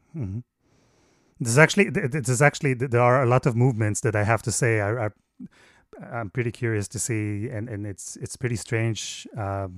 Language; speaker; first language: English; non-native, fluent; Hebrew